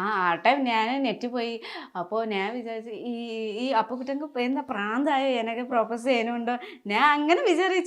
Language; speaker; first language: Malayalam; non-native, learner; Nepali